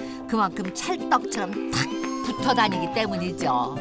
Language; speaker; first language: Korean; native; Korean